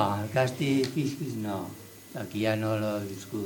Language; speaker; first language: Catalan; non-native, local second language; Spanish